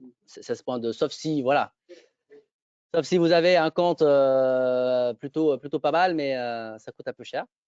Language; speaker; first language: French; native; French